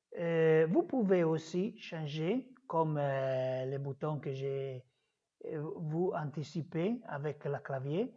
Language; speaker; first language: French; non-native, fluent; Italian